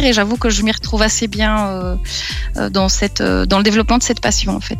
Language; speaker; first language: French; native; French